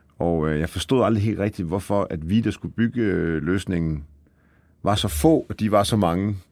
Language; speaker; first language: Danish; early bilingual, other home language; Polish